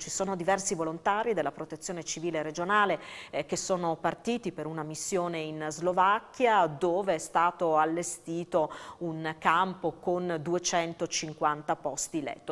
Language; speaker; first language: Italian; native; Italian